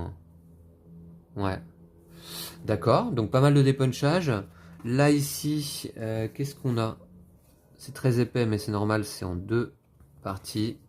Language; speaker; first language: French; native; French